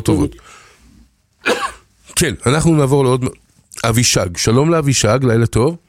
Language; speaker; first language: Hebrew; native; Hebrew